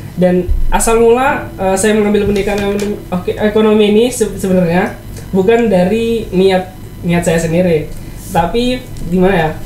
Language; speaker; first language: Indonesian; native; Indonesian